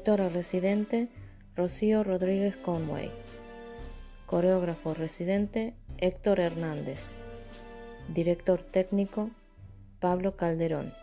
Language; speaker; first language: Spanish; native; Spanish